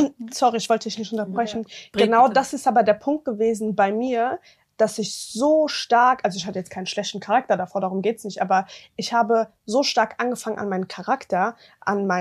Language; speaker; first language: German; early bilingual, other home language; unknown